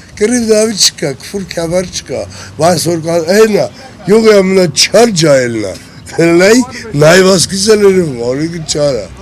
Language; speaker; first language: Armenian; native; Armenian